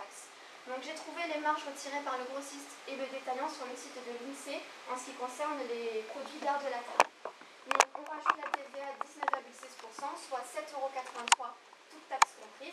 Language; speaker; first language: French; native; French